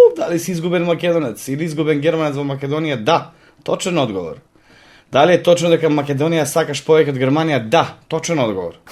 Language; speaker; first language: Macedonian; native; Macedonian